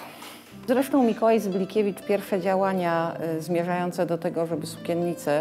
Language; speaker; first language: Polish; native; Polish